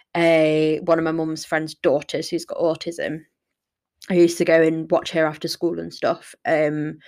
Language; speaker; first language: English; native; English